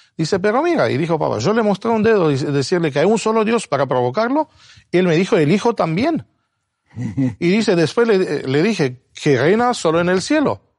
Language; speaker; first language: Spanish; non-native, fluent; Romanian